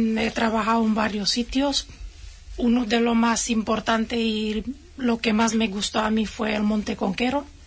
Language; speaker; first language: Spanish; non-native, fluent; Romanian